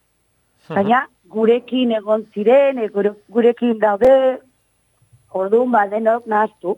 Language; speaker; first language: Basque; non-native, local second language; Spanish